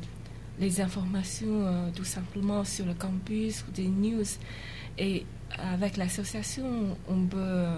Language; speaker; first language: French; non-native, fluent; Chinese